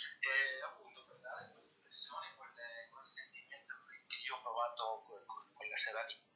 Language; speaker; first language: Italian; early bilingual, heritage; Italian